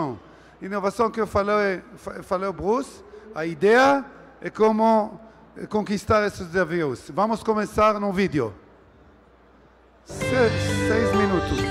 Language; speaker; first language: Portuguese; non-native, learner; Hebrew